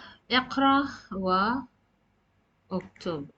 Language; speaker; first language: Arabic; non-native, fluent; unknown